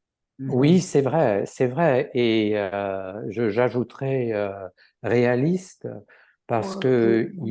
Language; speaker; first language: French; native; French